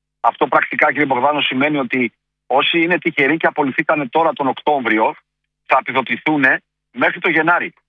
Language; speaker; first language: Greek; native; Greek